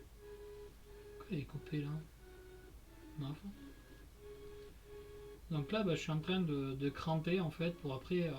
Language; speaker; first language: French; native; French